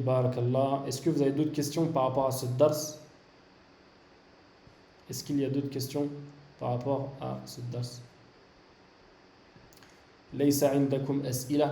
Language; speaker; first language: French; native; French